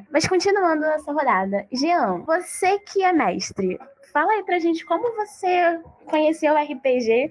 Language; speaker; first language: Portuguese; native; Portuguese